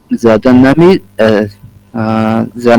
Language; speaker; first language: Persian; non-native, learner; Urdu